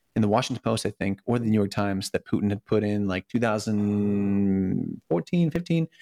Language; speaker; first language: English; early bilingual, other home language; Russian